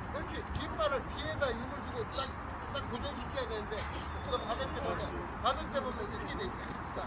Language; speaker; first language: Korean; native; Korean